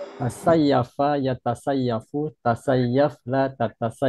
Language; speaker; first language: Arabic; non-native, learner; Indonesian